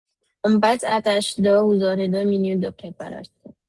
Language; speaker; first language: French; non-native, fluent; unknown